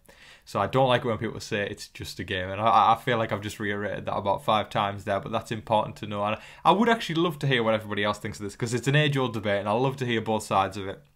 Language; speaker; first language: English; native; English